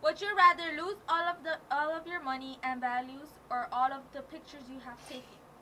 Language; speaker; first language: English; early bilingual, other home language; Spanish